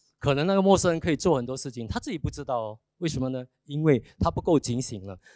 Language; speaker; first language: Chinese; native; Chinese